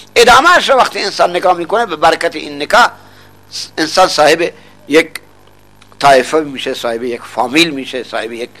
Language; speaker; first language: Persian; non-native, local second language; Baluchi